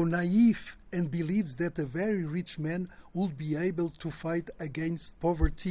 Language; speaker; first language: English; non-native, fluent; Portuguese